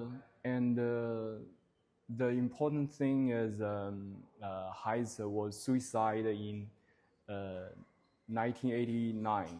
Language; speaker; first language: English; non-native, learner; Chinese